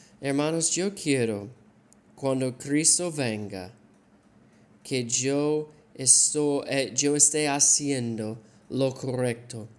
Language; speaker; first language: Spanish; non-native, learner; English